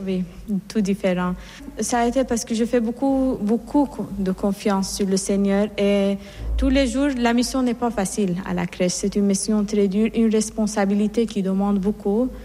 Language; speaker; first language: French; non-native, fluent; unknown